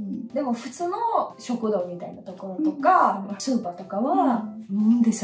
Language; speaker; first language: Japanese; non-native, fluent; Russian